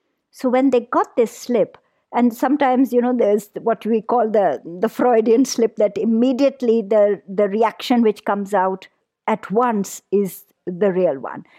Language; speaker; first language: English; non-native, local second language; Punjabi